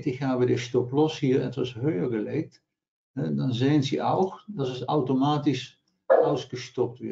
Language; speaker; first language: German; non-native, learner; Dutch